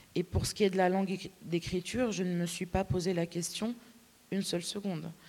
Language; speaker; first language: French; native; French